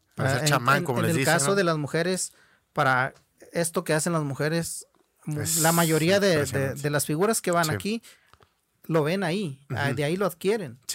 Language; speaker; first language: Spanish; non-native, local second language; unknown